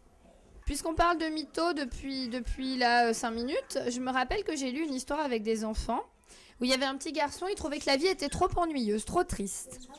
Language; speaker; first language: French; native; French